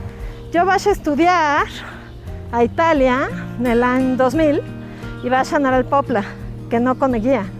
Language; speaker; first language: Catalan; non-native, fluent; Spanish